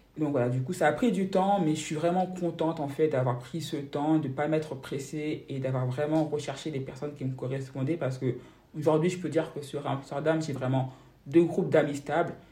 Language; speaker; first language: French; native; French